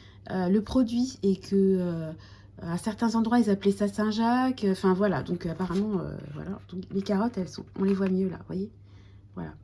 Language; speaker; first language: French; native; French